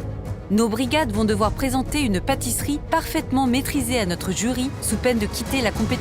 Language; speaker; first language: French; native; French